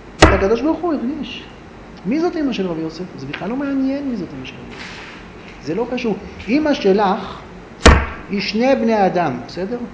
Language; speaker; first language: Hebrew; native; Hebrew